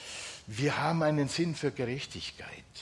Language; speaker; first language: German; non-native, fluent; Finnish